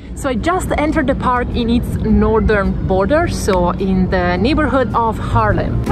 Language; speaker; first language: English; non-native, fluent; Italian